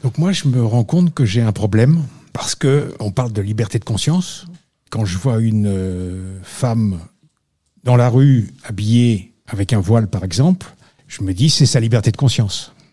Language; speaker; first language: French; native; French